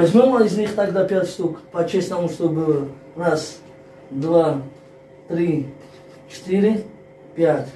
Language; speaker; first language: Russian; non-native, fluent; Tajik